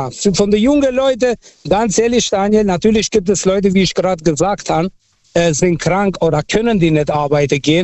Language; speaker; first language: German; non-native, fluent; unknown